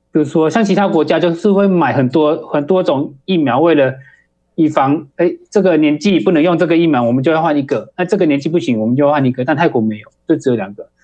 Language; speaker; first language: Chinese; early bilingual, heritage; Chinese